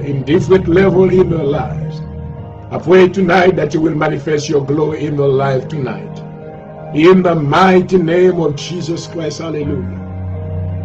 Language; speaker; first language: English; non-native, fluent; Haitian Creole